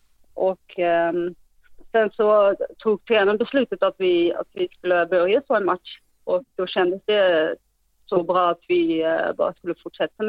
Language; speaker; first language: Swedish; non-native, fluent; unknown